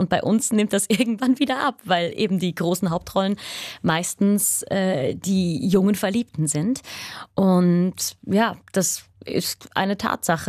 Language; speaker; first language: German; native; German